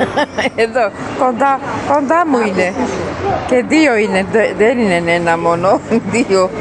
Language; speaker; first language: Greek; non-native, learner; Armenian